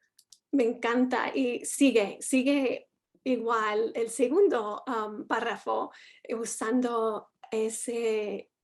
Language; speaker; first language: Spanish; non-native, fluent; English